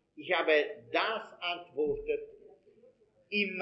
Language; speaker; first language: German; non-native, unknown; Italian